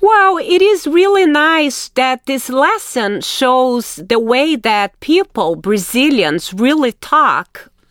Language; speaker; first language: English; non-native, fluent; Portuguese